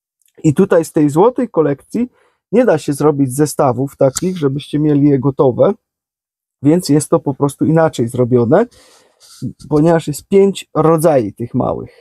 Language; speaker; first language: Polish; native; Polish